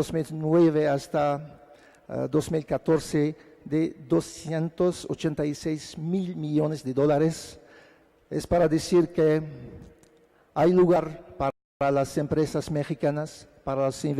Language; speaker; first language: Spanish; non-native, fluent; Arabic